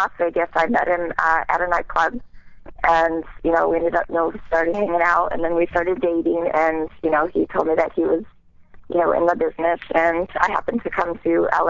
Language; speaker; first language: English; native; English